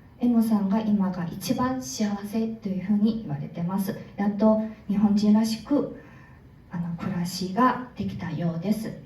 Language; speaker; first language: Japanese; non-native, fluent; Korean